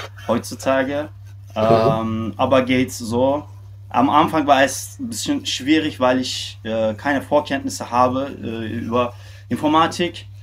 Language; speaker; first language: German; non-native, fluent; Turkish